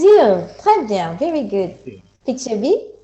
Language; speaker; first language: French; non-native, fluent; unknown